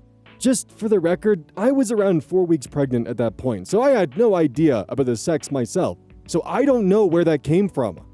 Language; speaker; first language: English; native; English